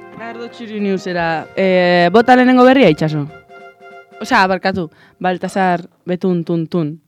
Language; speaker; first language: Basque; non-native, local second language; Spanish